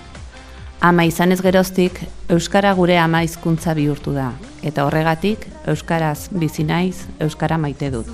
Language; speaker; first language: Basque; non-native, local second language; Spanish